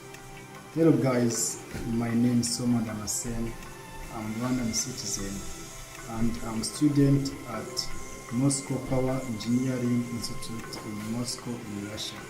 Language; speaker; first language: English; non-native, learner; Kinyarwanda